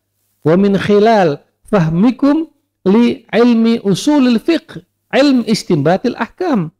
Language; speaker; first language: Arabic; non-native, fluent; Indonesian